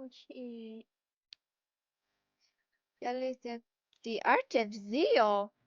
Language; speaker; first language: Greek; early bilingual, heritage; Greek